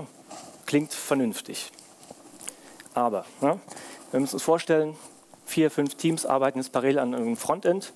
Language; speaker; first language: German; native; German